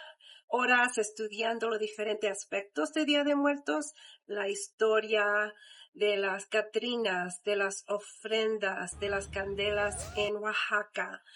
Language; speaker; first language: Spanish; early bilingual, heritage; Spanish